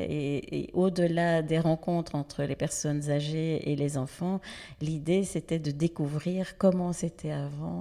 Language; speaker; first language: French; native; French